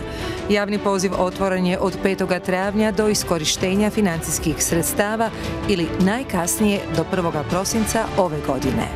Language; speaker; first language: Serbian; native; Serbian